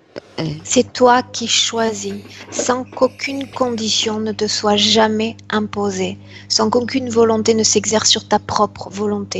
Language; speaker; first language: French; native; French